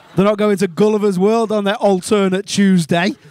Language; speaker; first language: English; native; English